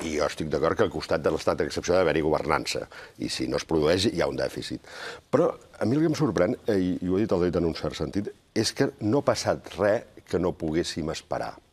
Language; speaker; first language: Catalan; native; Catalan